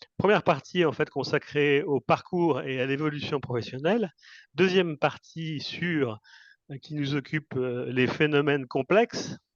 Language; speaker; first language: French; native; French